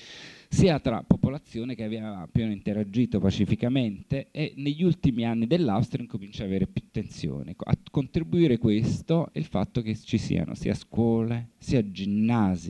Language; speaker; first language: Italian; native; Italian